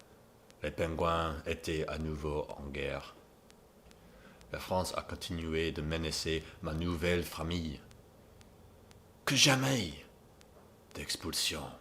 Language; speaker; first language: French; non-native, learner; English